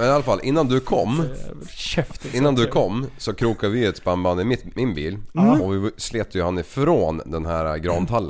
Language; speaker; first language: Swedish; native; Swedish